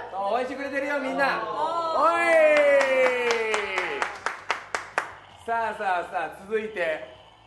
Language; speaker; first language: Japanese; native; Japanese